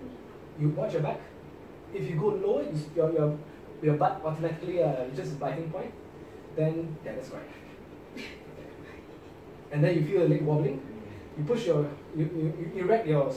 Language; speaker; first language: English; non-native, local second language; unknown